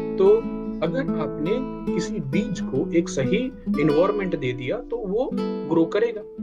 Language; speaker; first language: Hindi; native; Hindi